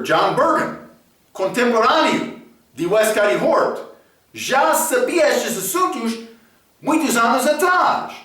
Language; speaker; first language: Portuguese; non-native, fluent; English